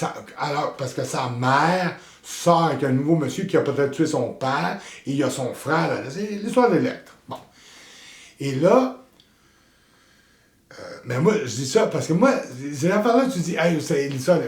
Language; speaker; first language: French; native; French